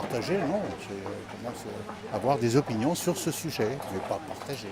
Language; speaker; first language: French; native; French